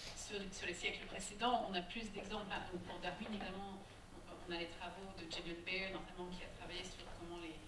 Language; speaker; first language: French; native; French